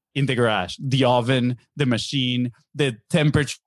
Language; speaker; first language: English; non-native, fluent; Spanish